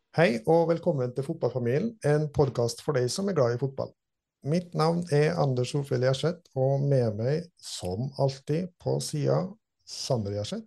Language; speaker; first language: Norwegian; native; Norwegian